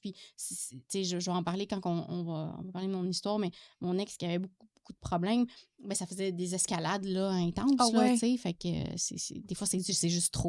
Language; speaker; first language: French; native; French